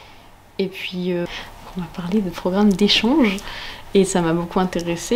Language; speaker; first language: French; native; French